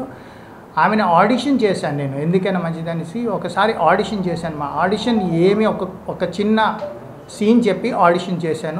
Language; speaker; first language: Telugu; native; Telugu